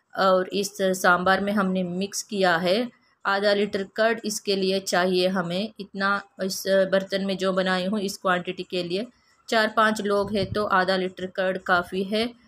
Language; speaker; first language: Hindi; non-native, local second language; Kannada